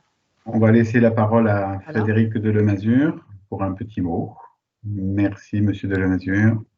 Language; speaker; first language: French; native; French